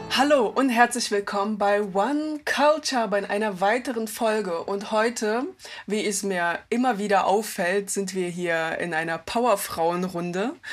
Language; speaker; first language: German; early bilingual, other home language; Russian